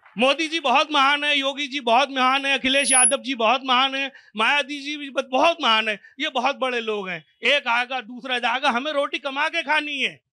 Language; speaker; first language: Hindi; native; Hindi